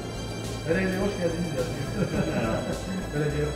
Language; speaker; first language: Turkish; native; Turkish